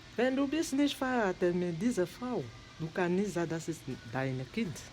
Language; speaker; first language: German; non-native, learner; French